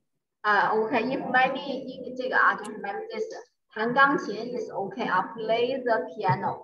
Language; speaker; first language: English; non-native, learner; Chinese